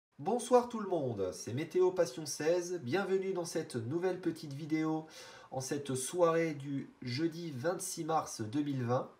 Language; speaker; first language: French; native; French